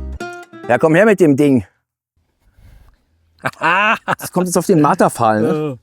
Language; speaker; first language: German; native; German